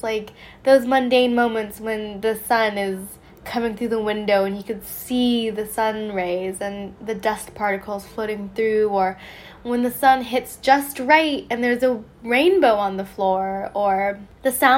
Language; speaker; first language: English; native; English